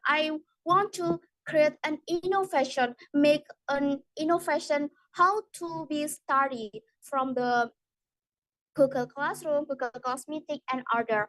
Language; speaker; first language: English; non-native, learner; Indonesian